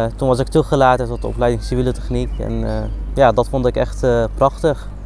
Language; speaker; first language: Dutch; non-native, fluent; Arabic